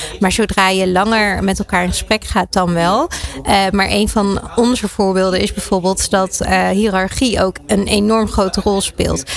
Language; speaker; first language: Dutch; early bilingual, other home language; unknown